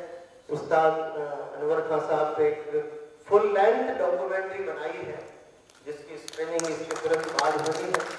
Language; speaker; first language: Hindi; native; Hindi